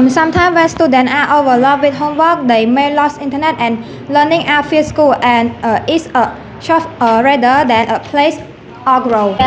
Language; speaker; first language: English; non-native, learner; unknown